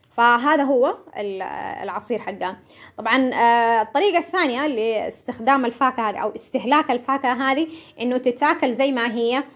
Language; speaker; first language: Arabic; non-native, local second language; Somali